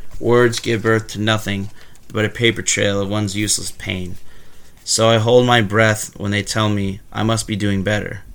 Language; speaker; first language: English; native; English